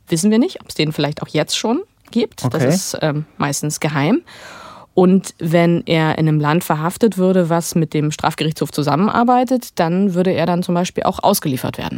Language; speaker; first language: German; native; German